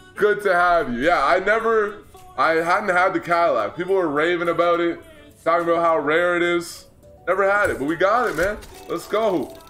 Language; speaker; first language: English; native; English